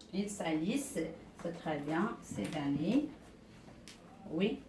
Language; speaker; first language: French; non-native, local second language; Arabic